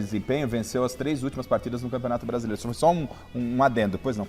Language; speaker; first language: Portuguese; native; Portuguese